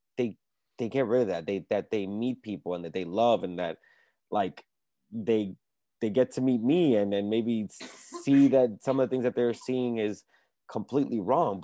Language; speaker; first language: English; early bilingual, other home language; Spanish